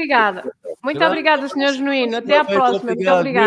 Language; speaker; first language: Portuguese; native; Portuguese